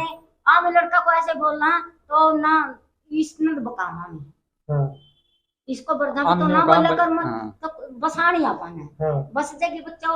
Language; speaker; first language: Hindi; non-native, local second language; Haryanvi